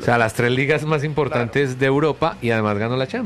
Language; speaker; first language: Spanish; native; Spanish